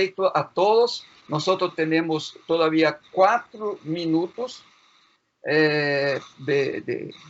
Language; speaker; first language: Spanish; non-native, fluent; Portuguese